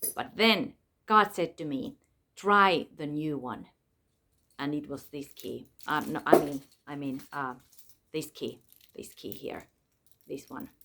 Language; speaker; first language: English; non-native, fluent; Finnish